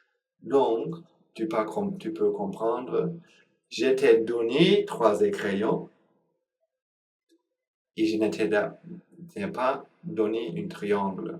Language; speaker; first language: French; non-native, learner; Sinhala